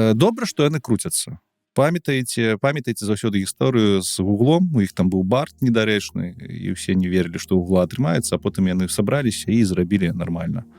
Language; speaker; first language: Belarusian; non-native, local second language; Russian